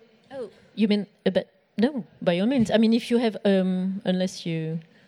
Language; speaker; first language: English; non-native, fluent; French